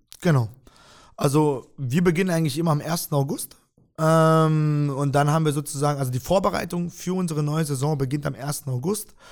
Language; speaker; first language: German; early bilingual, other home language; Russian